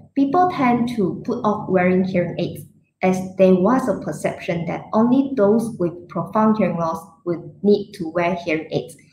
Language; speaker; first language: English; non-native, local second language; Chinese